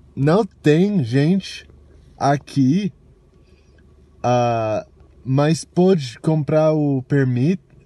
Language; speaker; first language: Portuguese; non-native, fluent; English